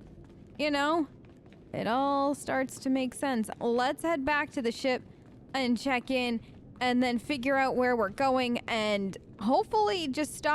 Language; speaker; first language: English; native; English